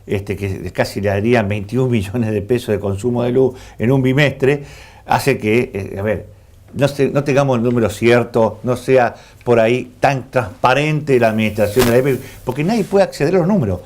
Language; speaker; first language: Spanish; native; Spanish